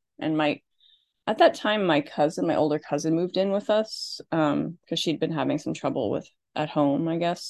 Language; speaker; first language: English; native; English